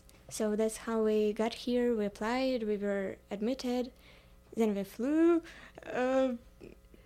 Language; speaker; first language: English; non-native, fluent; Ukrainian